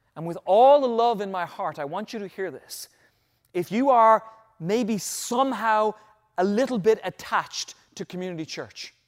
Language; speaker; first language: English; native; English